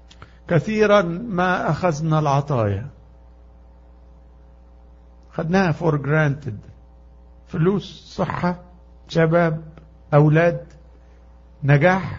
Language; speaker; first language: Arabic; native; Arabic